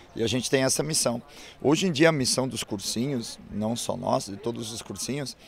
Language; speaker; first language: Portuguese; native; Portuguese